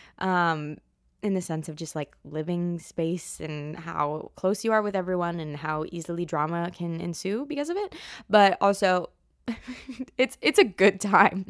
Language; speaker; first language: English; native; English